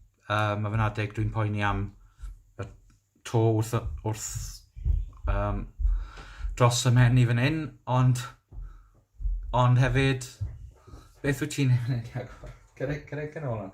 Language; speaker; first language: Welsh; native; Welsh